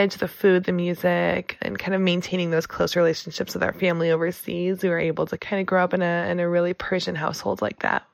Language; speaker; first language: English; native; English